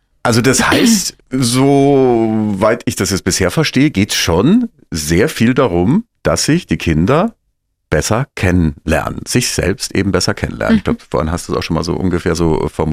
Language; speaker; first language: German; native; German